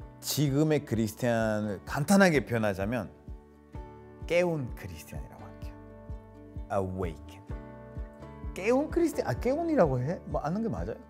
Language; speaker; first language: Korean; non-native, fluent; Spanish